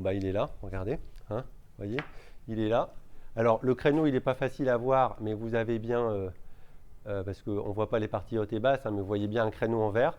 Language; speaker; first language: French; native; French